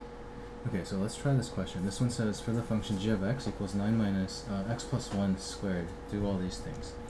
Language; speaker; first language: English; native; English